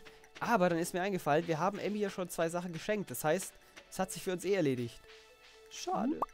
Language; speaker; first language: German; native; German